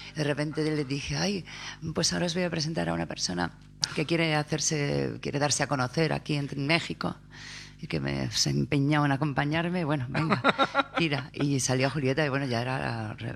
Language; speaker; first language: Spanish; native; Spanish